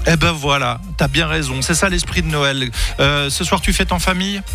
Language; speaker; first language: French; native; French